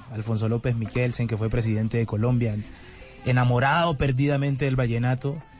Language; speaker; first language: Spanish; native; Spanish